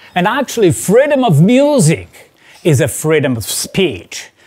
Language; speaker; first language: English; non-native, fluent; Polish